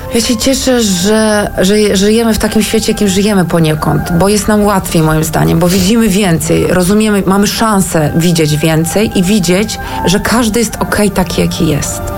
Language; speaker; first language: Polish; early bilingual, heritage; Polish